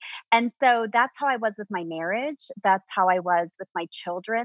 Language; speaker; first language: English; native; English